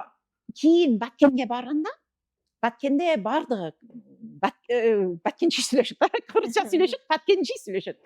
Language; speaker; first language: Kyrgyz; non-native, fluent; English